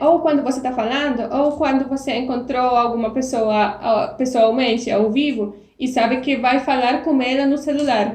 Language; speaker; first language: Portuguese; non-native, fluent; Polish